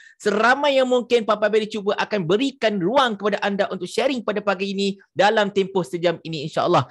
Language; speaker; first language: Malay; native; Malay